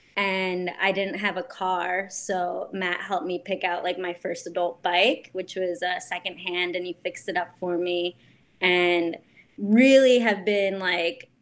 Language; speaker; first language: English; native; English